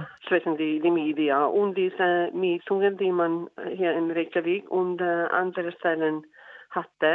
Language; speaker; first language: German; non-native, learner; Icelandic